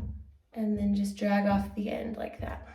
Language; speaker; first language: English; native; English